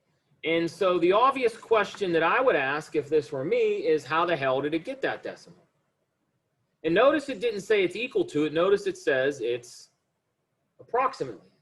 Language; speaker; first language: English; native; English